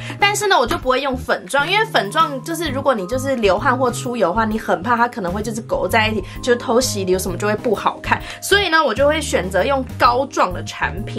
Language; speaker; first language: Chinese; native; Chinese